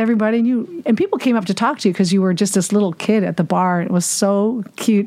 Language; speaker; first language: English; non-native, fluent; German